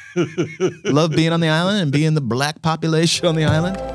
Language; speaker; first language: English; native; English